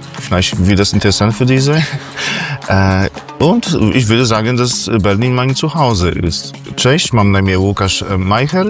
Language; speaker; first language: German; non-native, fluent; Polish